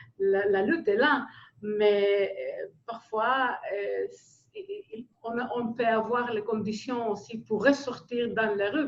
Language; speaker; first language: French; non-native, fluent; Greek